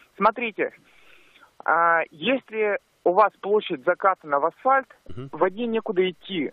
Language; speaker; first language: Russian; native; Russian